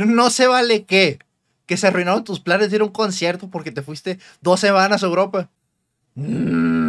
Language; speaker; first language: Spanish; native; Spanish